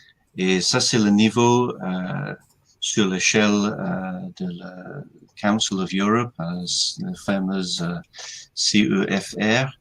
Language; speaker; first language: French; non-native, fluent; English